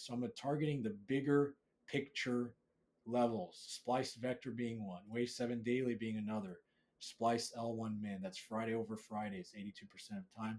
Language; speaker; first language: English; native; English